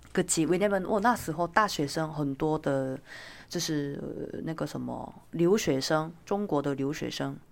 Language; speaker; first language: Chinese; non-native, fluent; Korean